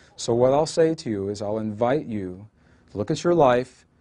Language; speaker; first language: English; native; English